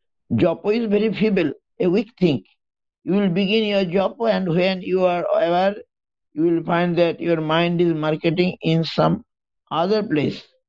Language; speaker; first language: English; non-native, local second language; Bangla